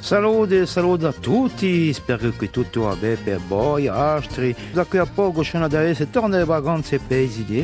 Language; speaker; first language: Italian; non-native, learner; French